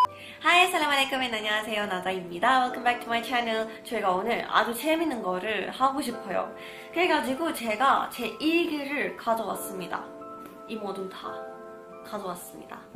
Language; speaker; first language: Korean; non-native, fluent; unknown